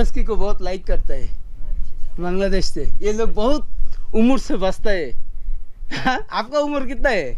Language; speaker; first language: Hindi; non-native, learner; Bangla